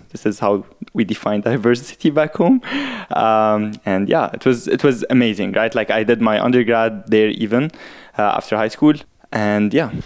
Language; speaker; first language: English; non-native, fluent; Arabic